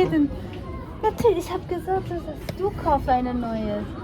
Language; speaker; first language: German; non-native, learner; Korean